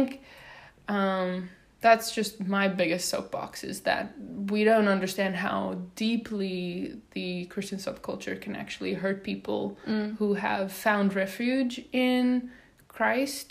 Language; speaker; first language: English; non-native, local second language; Afrikaans